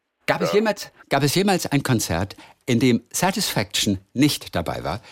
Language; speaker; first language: German; native; German